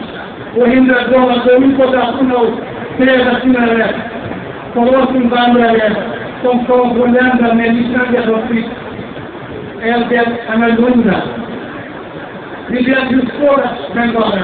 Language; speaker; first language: Swedish; non-native, fluent; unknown